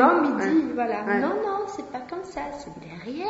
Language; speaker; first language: French; non-native, fluent; Swedish